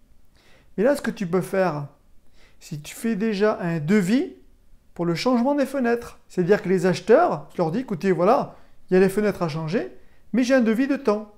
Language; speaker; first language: French; native; French